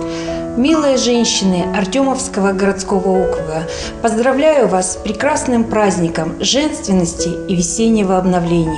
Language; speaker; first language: Russian; native; Russian